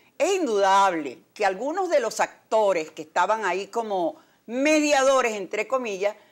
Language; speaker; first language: Spanish; native; Spanish